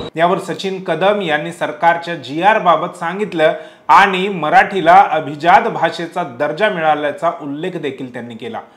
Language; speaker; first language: Marathi; native; Marathi